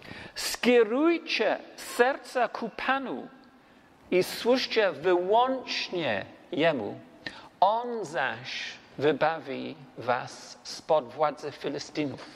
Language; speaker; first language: Polish; non-native, learner; English